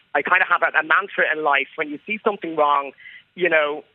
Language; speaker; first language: English; native; English